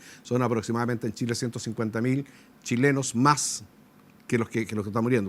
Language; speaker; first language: Spanish; native; Spanish